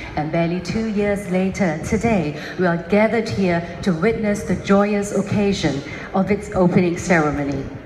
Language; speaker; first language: English; non-native, local second language; Chinese